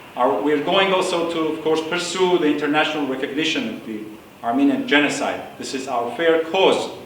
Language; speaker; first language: English; non-native, fluent; Armenian